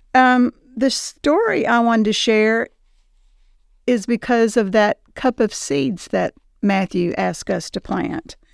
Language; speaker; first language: English; native; English